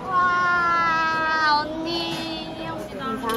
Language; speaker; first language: Korean; non-native, fluent; Chinese